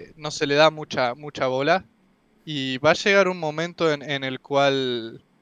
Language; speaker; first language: Spanish; native; Spanish